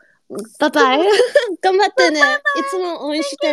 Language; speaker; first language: Japanese; non-native, learner; English